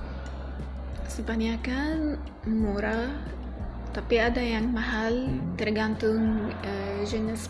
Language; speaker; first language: Indonesian; non-native, learner; Arabic